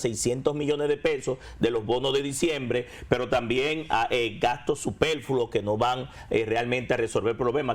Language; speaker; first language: Spanish; native; Spanish